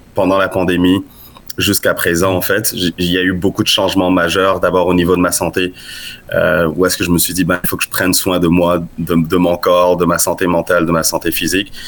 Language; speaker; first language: French; non-native, local second language; Lingala